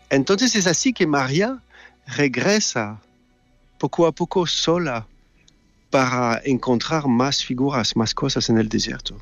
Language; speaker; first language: Spanish; non-native, fluent; French